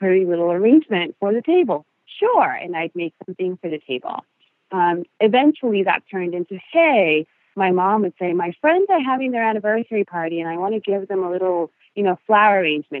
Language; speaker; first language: English; non-native, fluent; Spanish